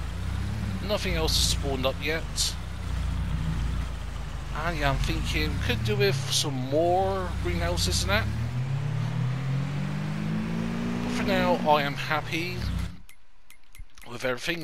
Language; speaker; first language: English; native; English